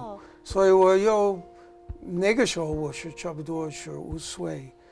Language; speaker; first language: Chinese; non-native, learner; English